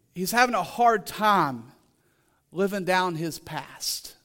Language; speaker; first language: English; native; English